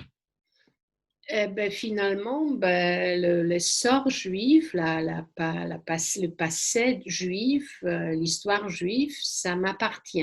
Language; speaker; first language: French; non-native, fluent; Polish